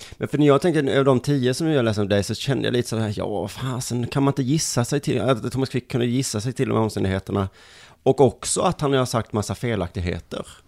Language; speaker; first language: Swedish; native; Swedish